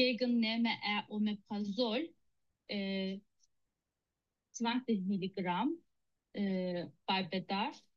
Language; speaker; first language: German; non-native, learner; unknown